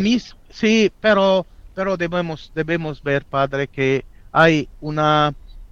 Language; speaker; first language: Spanish; non-native, fluent; Italian